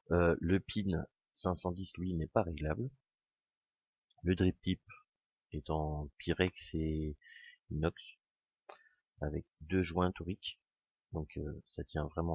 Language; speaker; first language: French; native; French